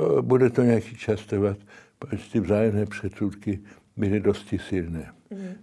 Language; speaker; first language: Czech; early bilingual, heritage; Czech